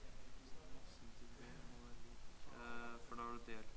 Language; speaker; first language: Norwegian; native; Norwegian